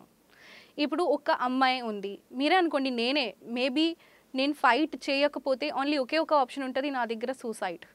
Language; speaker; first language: Telugu; non-native, local second language; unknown